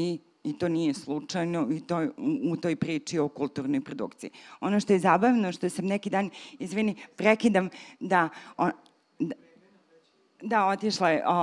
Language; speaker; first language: Serbian; native; Serbian